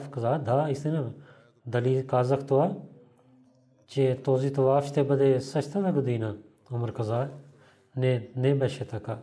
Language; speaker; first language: Bulgarian; non-native, learner; Urdu